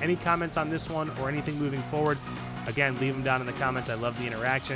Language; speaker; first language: English; native; English